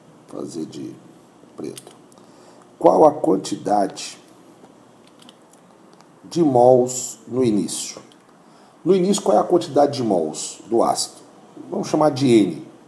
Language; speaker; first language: Portuguese; native; Portuguese